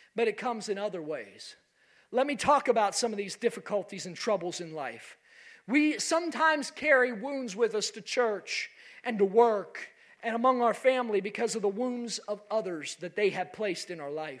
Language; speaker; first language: English; native; English